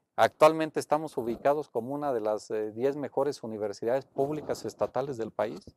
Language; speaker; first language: Spanish; native; Spanish